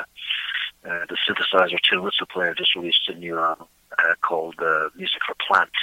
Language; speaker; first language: English; native; English